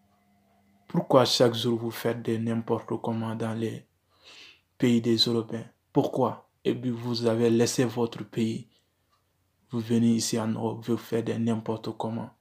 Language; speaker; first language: French; non-native, learner; Wolof